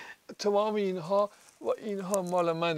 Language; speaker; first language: Persian; non-native, fluent; Dutch